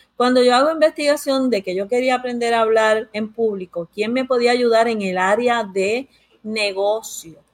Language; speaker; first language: Spanish; early bilingual, heritage; Spanish